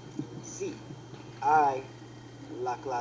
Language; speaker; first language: Spanish; non-native, learner; English